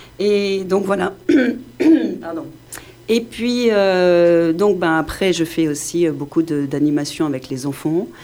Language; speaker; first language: French; native; French